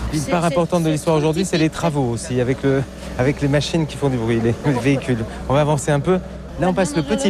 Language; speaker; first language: French; native; French